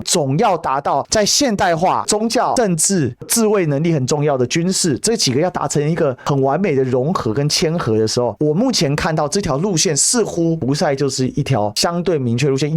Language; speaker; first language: Chinese; native; Chinese